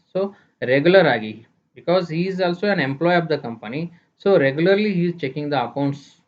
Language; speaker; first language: English; non-native, local second language; Kannada